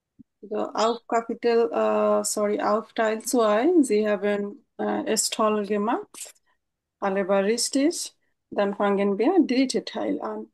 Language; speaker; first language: German; non-native, fluent; Bangla